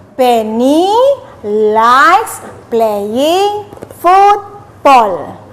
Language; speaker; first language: English; non-native, learner; Indonesian